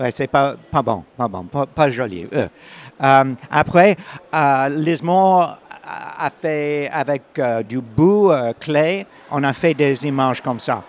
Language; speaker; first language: French; non-native, learner; English